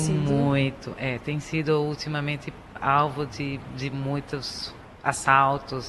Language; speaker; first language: Portuguese; non-native, fluent; Spanish